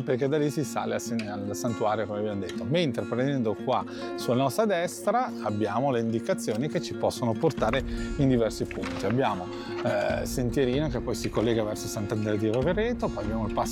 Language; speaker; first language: Italian; native; Italian